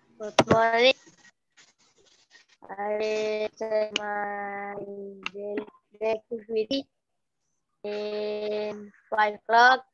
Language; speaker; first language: English; non-native, learner; Indonesian